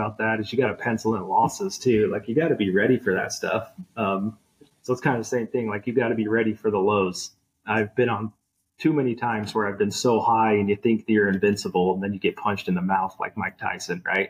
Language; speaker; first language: English; native; English